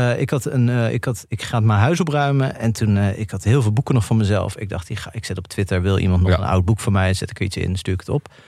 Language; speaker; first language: Dutch; native; Dutch